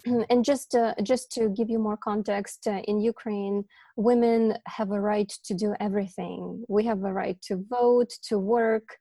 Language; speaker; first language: English; non-native, fluent; Ukrainian